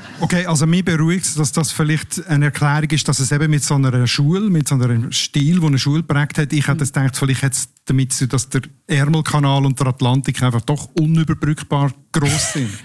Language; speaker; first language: German; native; German